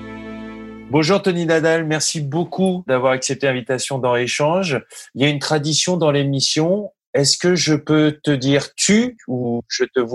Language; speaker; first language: French; native; French